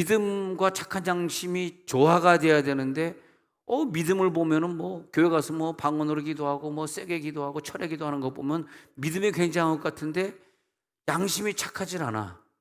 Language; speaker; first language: Korean; native; Korean